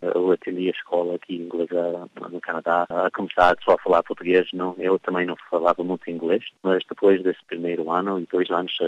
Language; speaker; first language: Portuguese; early bilingual, heritage; Portuguese